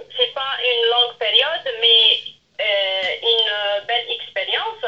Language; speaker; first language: French; non-native, local second language; Arabic